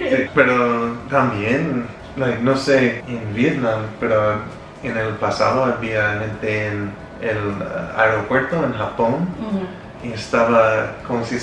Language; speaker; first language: Spanish; non-native, learner; English